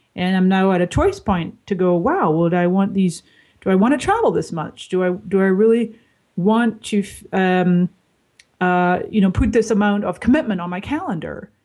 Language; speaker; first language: English; native; English